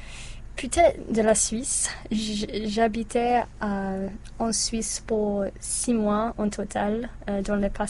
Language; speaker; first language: French; non-native, learner; English